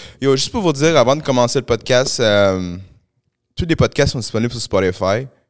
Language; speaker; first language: French; early bilingual, other home language; Spanish